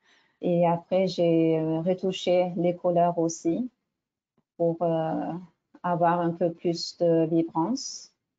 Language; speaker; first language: French; non-native, fluent; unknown